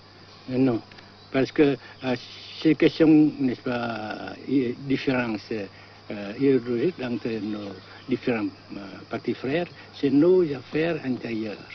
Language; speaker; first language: French; non-native, local second language; Vietnamese